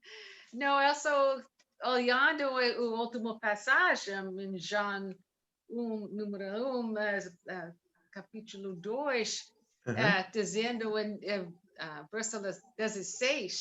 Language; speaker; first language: Portuguese; non-native, learner; English